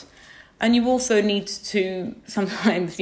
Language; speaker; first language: English; native; English